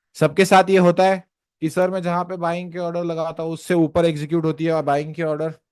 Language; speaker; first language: Hindi; non-native, local second language; Marathi